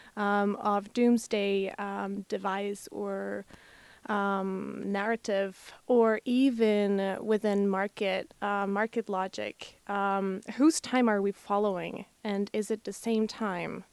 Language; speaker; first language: English; non-native, fluent; Slovak